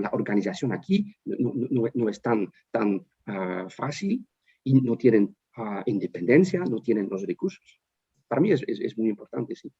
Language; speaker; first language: Spanish; non-native, fluent; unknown